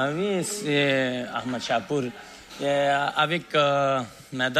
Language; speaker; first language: French; non-native, learner; Persian